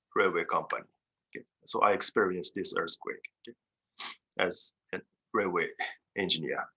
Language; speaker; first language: English; non-native, fluent; Japanese